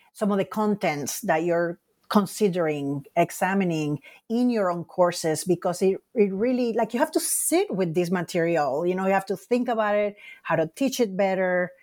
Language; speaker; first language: English; non-native, fluent; Spanish